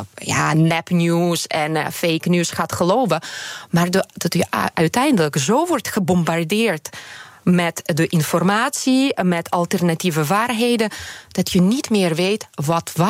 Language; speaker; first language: Dutch; non-native, fluent; Ukrainian